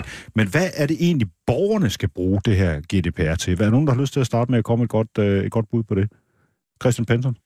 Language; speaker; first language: Danish; native; Danish